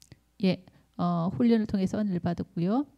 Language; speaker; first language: Korean; native; Korean